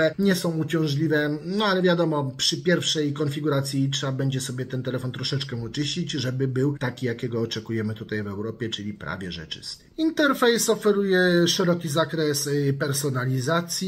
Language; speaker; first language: Polish; native; Polish